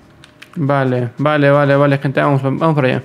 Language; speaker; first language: Spanish; native; Spanish